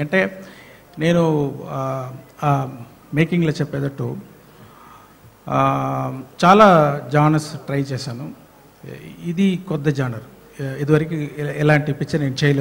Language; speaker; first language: Telugu; non-native, fluent; Tamil